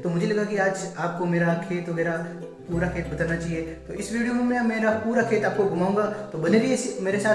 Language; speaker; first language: Hindi; non-native, local second language; Rajasthani